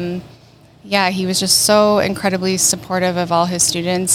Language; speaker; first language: English; native; English